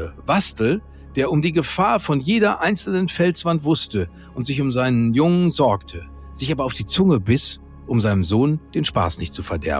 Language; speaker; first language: German; native; German